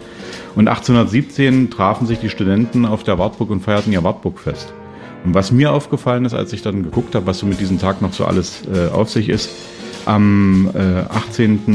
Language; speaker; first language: German; native; German